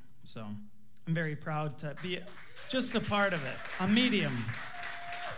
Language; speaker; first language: English; native; English